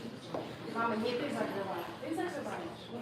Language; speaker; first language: Russian; native; Russian